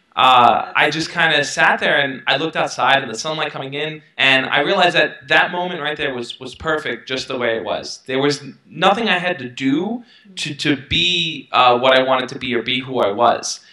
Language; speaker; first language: English; native; English